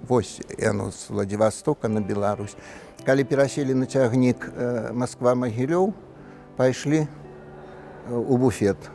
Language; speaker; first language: Belarusian; native; Belarusian